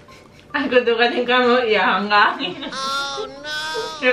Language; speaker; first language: Indonesian; non-native, learner; Japanese